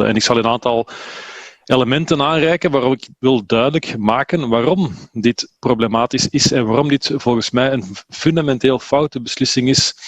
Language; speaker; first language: Dutch; native; Dutch